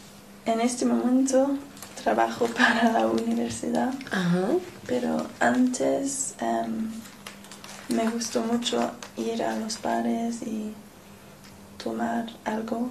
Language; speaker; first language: Spanish; non-native, learner; English